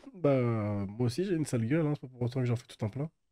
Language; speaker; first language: French; native; French